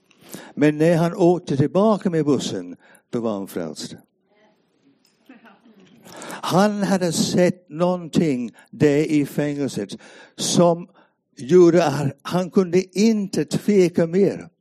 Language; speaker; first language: Swedish; non-native, fluent; English